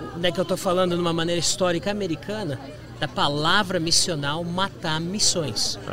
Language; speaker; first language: Portuguese; native; Portuguese